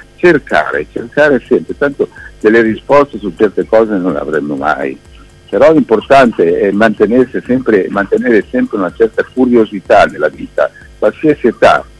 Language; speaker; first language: Italian; native; Italian